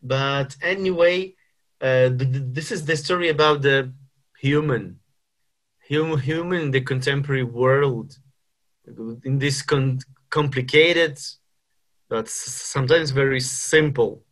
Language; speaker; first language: English; non-native, fluent; Ukrainian